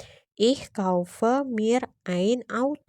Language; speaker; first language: German; non-native, learner; Indonesian